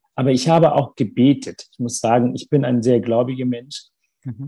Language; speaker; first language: German; early bilingual, other home language; Tamil